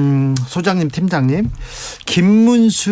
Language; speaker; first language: Korean; native; Korean